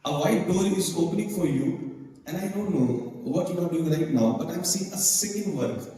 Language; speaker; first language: English; non-native, local second language; Hindi